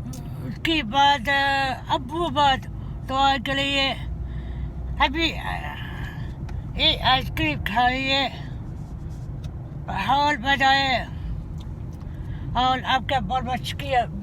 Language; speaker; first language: Hindi; non-native, learner; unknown